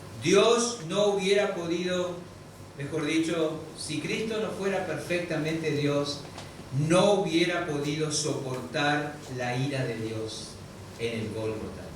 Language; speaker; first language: Spanish; native; Spanish